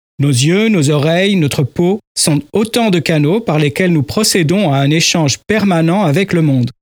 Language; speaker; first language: French; native; French